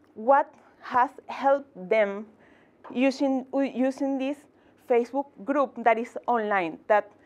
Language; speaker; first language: English; non-native, fluent; Spanish